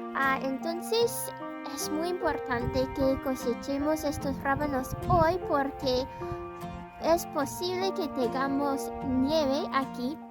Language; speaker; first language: Spanish; non-native, fluent; English